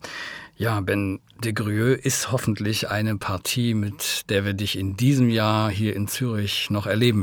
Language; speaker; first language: German; native; German